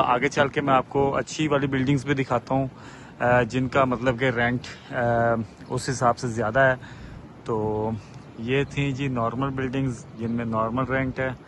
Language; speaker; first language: Urdu; non-native, local second language; Punjabi